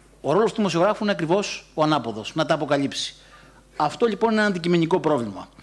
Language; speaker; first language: Greek; native; Greek